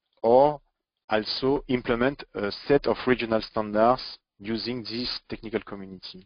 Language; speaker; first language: English; non-native, fluent; French